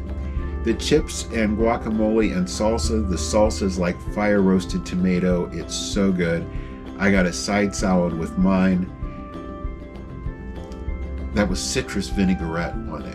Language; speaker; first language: English; native; English